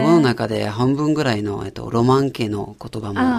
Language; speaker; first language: Japanese; non-native, learner; French